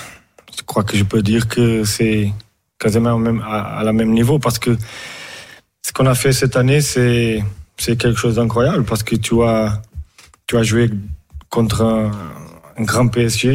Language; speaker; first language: French; non-native, fluent; Portuguese